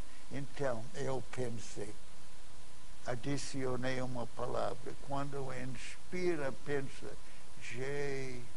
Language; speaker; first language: Portuguese; non-native, fluent; English